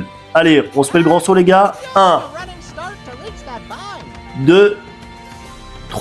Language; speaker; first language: French; native; French